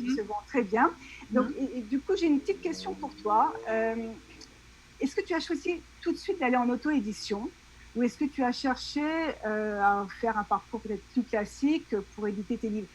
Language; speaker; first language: French; native; French